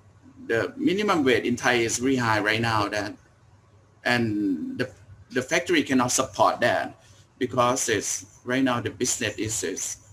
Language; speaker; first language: English; non-native, learner; Thai